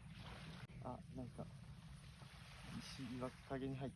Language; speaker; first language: Japanese; native; Japanese